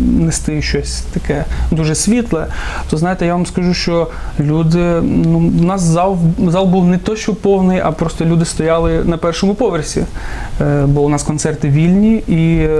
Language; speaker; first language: Ukrainian; non-native, local second language; Russian